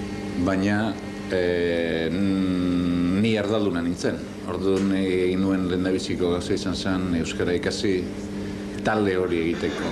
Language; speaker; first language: Basque; non-native, local second language; Spanish